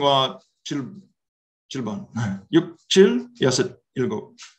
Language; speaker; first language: Korean; non-native, learner; English